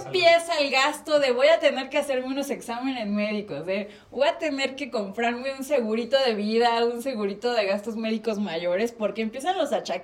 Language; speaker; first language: Spanish; native; Spanish